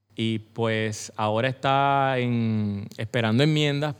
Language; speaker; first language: Spanish; native; Spanish